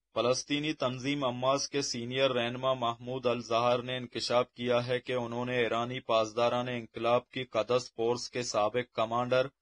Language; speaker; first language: Urdu; non-native, local second language; Baluchi